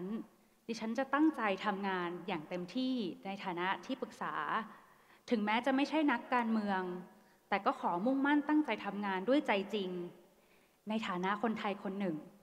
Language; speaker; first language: Thai; native; Thai